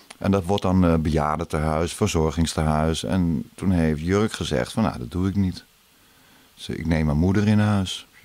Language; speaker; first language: Dutch; native; Dutch